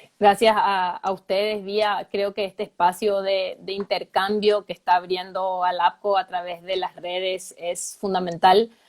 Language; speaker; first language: Spanish; native; Spanish